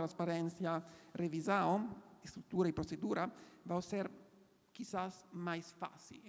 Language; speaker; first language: Portuguese; non-native, fluent; Italian